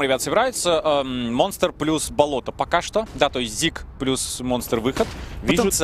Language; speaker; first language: Russian; native; Russian